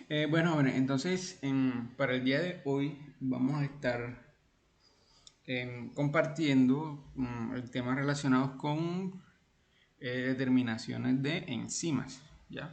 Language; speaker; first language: Spanish; native; Spanish